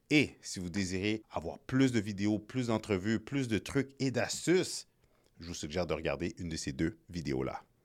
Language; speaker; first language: French; early bilingual, other home language; Haitian Creole